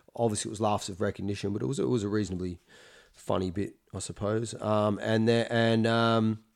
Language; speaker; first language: English; native; English